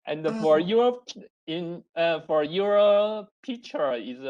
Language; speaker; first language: English; non-native, learner; Chinese